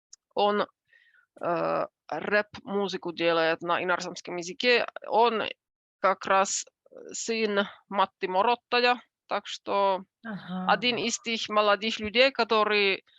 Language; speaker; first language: Russian; non-native, fluent; Finnish